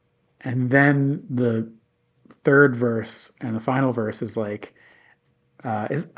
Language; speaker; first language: English; native; English